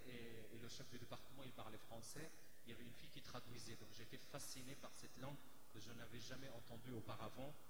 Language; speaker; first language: French; non-native, fluent; Arabic